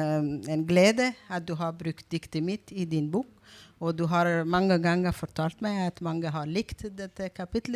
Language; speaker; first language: Norwegian; non-native, fluent; Persian